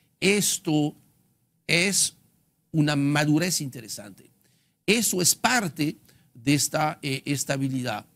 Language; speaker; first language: Spanish; non-native, fluent; French